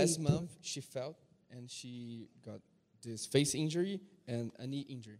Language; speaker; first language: English; non-native, learner; Portuguese